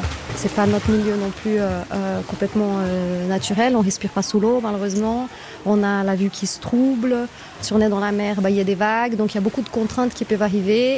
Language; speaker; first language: French; non-native, fluent; Portuguese